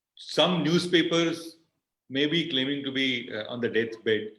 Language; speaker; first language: English; non-native, local second language; Marathi